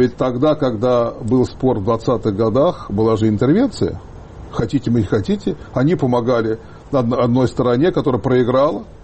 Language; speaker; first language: Russian; native; Russian